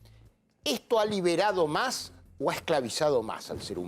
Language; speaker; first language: Spanish; native; Spanish